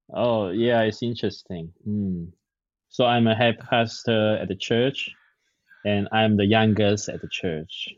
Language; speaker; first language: English; non-native, local second language; Cantonese